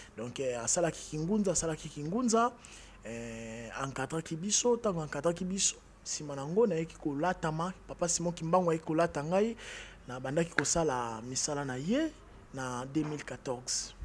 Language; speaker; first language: Lingala; non-native, local second language; Kongo